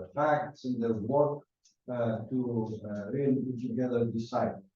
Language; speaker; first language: English; non-native, fluent; Greek